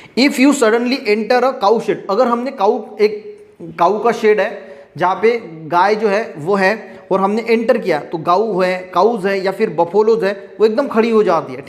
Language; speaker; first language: Hindi; non-native, local second language; Marathi